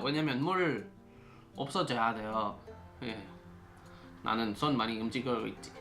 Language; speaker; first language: Korean; non-native, fluent; Spanish